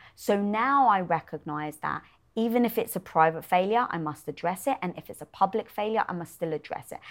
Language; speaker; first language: English; native; English